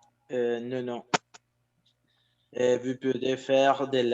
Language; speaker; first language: French; non-native, learner; Spanish